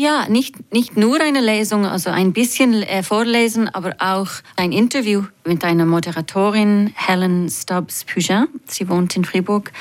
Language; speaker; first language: German; non-native, fluent; English